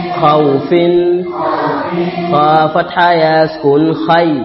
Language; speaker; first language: Arabic; non-native, fluent; Swahili